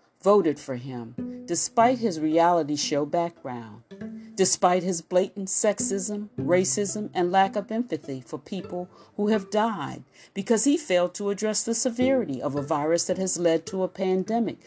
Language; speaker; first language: English; native; English